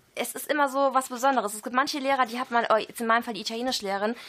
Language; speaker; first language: German; native; German